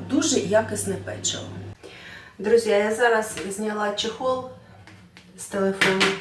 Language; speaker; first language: Ukrainian; non-native, local second language; Russian